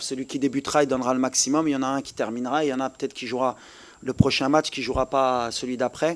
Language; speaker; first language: French; native; French